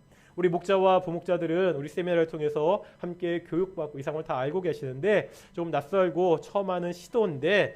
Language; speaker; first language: Korean; native; Korean